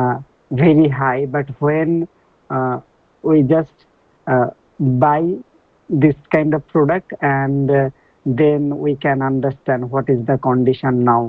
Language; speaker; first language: English; non-native, learner; Bangla